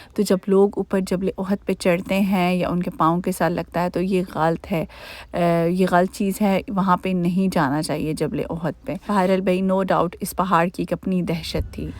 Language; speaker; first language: Urdu; native; Urdu